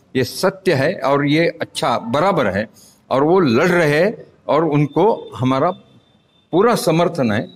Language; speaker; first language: Hindi; non-native, local second language; Marathi